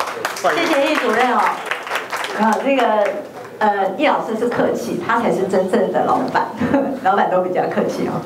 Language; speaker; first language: Chinese; native; Chinese